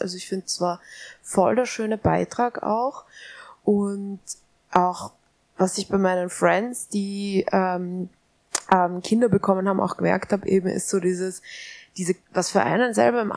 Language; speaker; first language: German; native; German